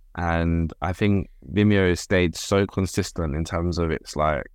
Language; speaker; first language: English; native; English